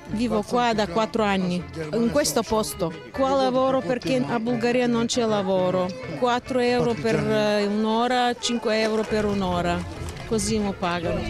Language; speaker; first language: Italian; non-native, learner; Bulgarian